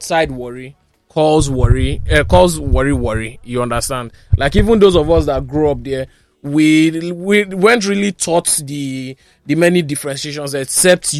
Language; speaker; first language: English; non-native, local second language; Yoruba